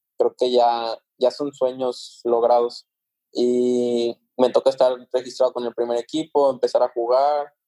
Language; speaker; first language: Spanish; native; Spanish